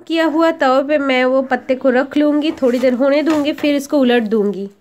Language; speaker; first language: Hindi; non-native, local second language; Bangla